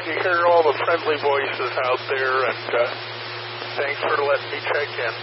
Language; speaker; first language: English; native; English